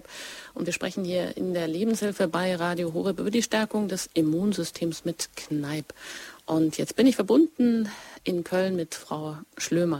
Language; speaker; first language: German; native; German